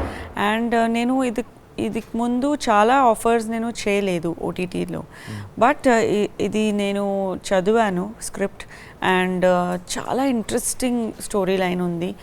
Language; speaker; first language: Telugu; non-native, learner; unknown